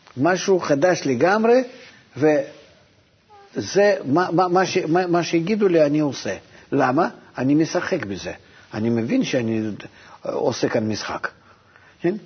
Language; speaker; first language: Hebrew; non-native, fluent; Russian